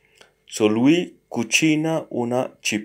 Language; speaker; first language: Italian; non-native, learner; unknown